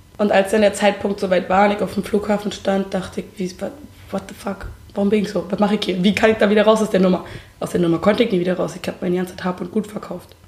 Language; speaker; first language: German; native; German